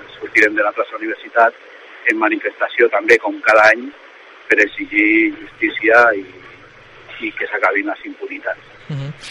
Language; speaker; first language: Catalan; non-native, local second language; Spanish